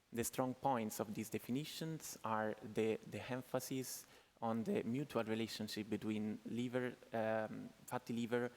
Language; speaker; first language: English; non-native, fluent; Italian